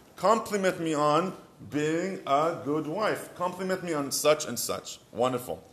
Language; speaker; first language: English; non-native, fluent; Hebrew